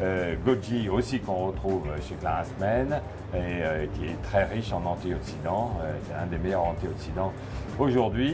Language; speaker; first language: French; native; French